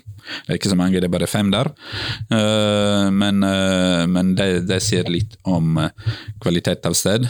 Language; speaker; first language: Norwegian; non-native, fluent; Italian